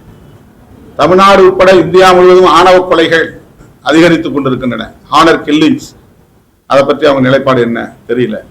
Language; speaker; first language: Tamil; native; Tamil